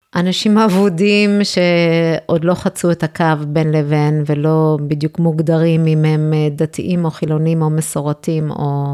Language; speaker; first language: Hebrew; early bilingual, other home language; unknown